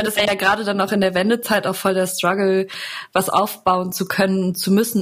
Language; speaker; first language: German; native; German